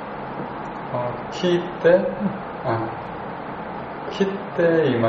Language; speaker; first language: Japanese; non-native, learner; Korean